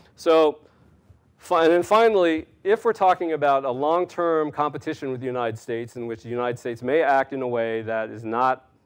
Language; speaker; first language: English; native; English